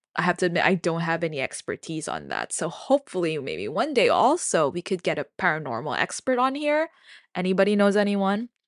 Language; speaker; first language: English; non-native, local second language; Filipino